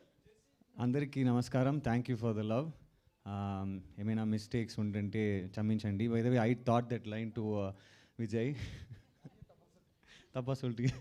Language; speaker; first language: Telugu; non-native, learner; Tamil